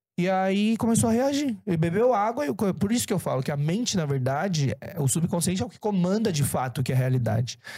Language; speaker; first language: Portuguese; early bilingual, other home language; Korean